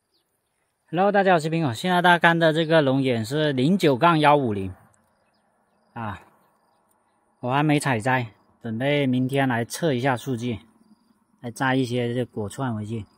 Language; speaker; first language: Chinese; non-native, local second language; Cantonese